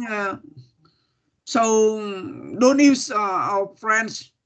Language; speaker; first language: English; non-native, learner; Vietnamese